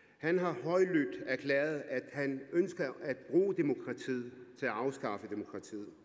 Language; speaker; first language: Danish; early bilingual, other home language; Arabic